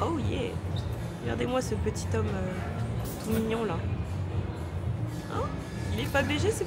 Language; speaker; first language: French; native; French